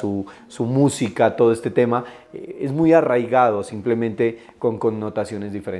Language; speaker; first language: Spanish; native; Spanish